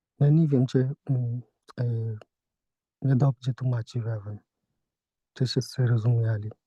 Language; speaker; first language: Polish; non-native, learner; Hindi